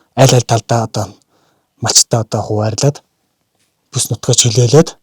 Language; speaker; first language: Mongolian; native; Mongolian